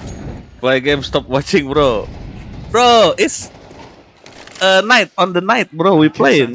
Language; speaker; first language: English; non-native, learner; Sundanese